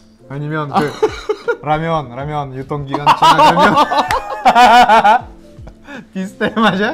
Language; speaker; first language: Korean; non-native, learner; Russian